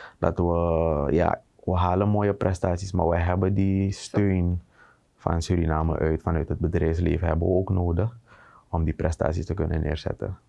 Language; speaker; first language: Dutch; native; Dutch